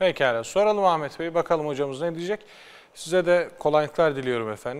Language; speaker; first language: Turkish; native; Turkish